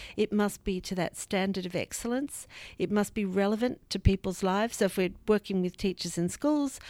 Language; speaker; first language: English; native; English